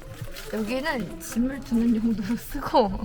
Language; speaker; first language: Korean; native; Korean